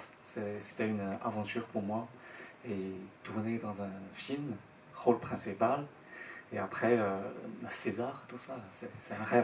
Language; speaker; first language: French; non-native, learner; Chinese